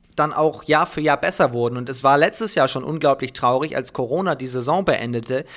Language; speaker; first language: German; native; German